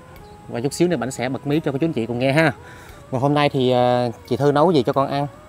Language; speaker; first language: Vietnamese; native; Vietnamese